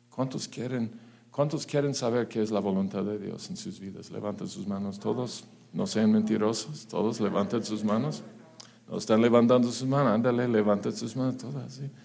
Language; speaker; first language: Spanish; non-native, fluent; English